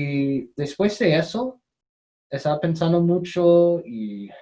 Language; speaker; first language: Spanish; non-native, learner; English